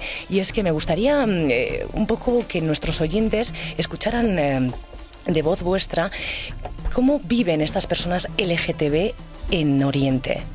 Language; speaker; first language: Spanish; native; Spanish